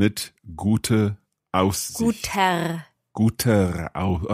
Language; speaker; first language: German; non-native, learner; English